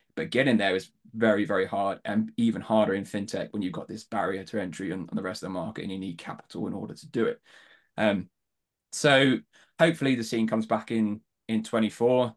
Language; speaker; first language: English; native; English